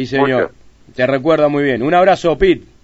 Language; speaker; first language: Spanish; native; Spanish